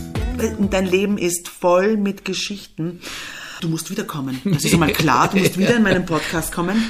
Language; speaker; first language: German; native; German